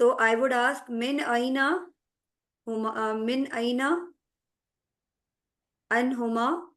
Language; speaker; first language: Arabic; non-native, fluent; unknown